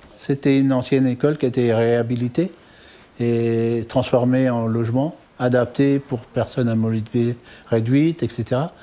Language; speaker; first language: French; native; French